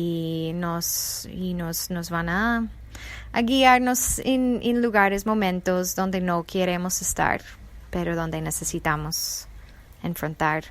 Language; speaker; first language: Spanish; non-native, fluent; English